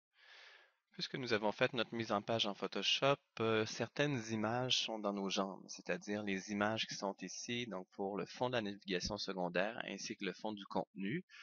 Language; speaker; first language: French; native; French